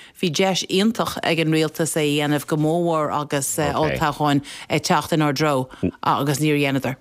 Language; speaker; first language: Irish; non-native, local second language; English